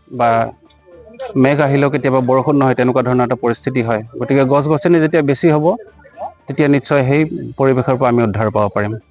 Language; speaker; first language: Assamese; native; Assamese